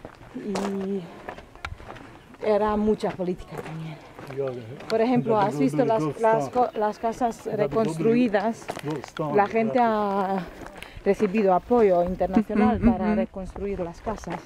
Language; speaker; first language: Spanish; non-native, fluent; Bosnian